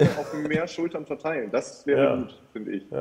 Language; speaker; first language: German; native; German